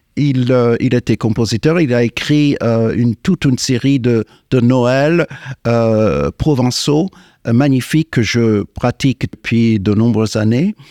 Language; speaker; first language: French; non-native, fluent; English